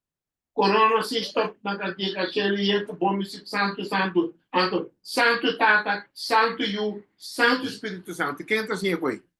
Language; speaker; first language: Portuguese; non-native, learner; Papiamento